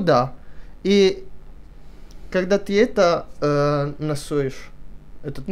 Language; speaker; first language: Russian; early bilingual, heritage; Italian